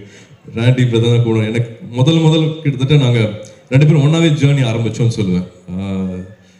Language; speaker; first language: Tamil; native; Tamil